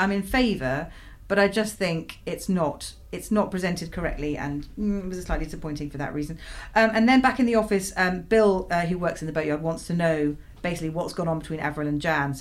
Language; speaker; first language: English; native; English